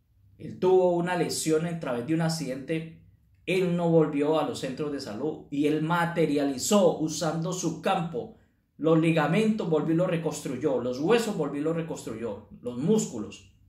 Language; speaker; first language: Spanish; native; Spanish